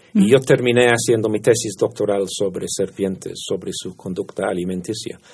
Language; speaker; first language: Spanish; non-native, fluent; English